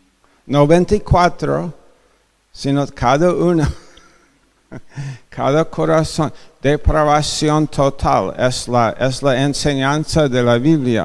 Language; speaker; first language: Spanish; non-native, fluent; English